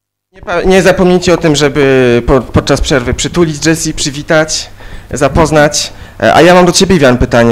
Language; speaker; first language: Polish; native; Polish